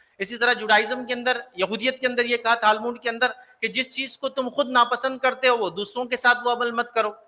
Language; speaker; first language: Urdu; native; Urdu